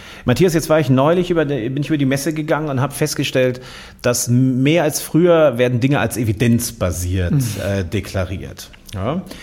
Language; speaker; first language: German; native; German